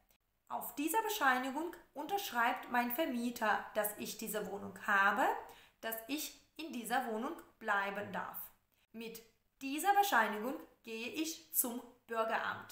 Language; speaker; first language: German; non-native, fluent; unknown